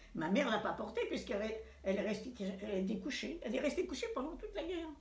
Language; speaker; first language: French; early bilingual, other home language; Yiddish